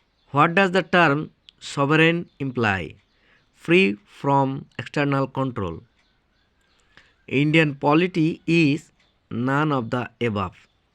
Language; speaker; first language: English; non-native, local second language; Bangla